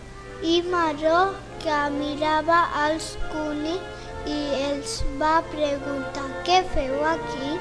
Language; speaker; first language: Catalan; non-native, learner; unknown